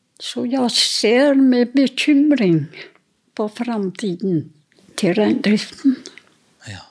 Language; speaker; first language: Norwegian; non-native, fluent; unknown